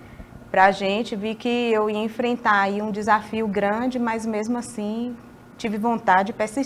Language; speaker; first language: Portuguese; native; Portuguese